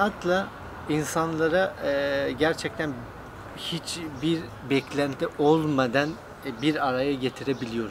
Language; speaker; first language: Turkish; non-native, fluent; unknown